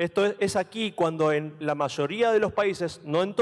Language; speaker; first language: Spanish; native; Spanish